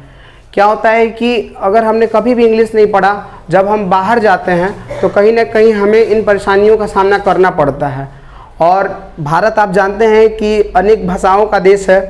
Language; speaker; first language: Hindi; native; Hindi